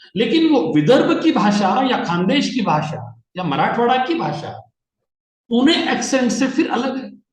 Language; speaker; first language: Hindi; non-native, local second language; Marathi